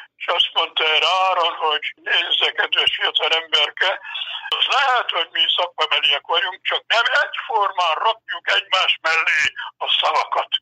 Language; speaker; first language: Hungarian; native; Hungarian